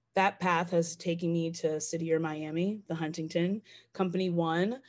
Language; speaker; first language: English; native; English